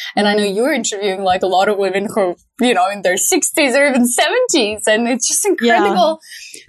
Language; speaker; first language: English; non-native, fluent; Romanian